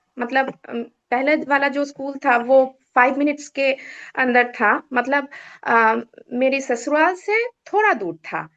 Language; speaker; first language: Hindi; non-native, local second language; Bangla